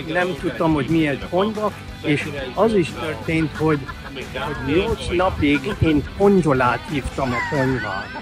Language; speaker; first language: Hungarian; early bilingual, heritage; Hungarian